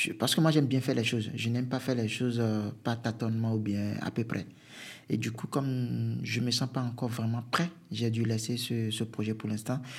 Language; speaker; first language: French; non-native, local second language; Fon